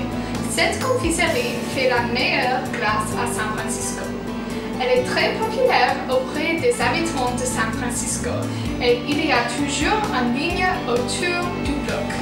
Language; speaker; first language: French; non-native, learner; English